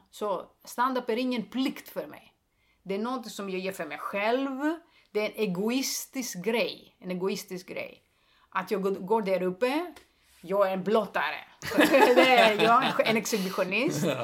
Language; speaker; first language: Swedish; non-native, fluent; Greek